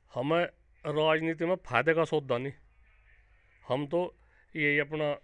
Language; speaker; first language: Hindi; native; Hindi